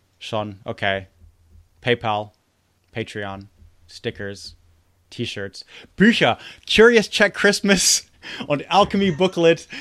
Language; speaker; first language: German; non-native, fluent; English